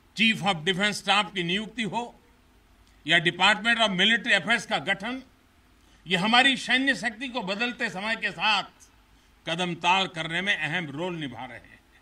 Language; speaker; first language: Hindi; non-native, local second language; Gujarati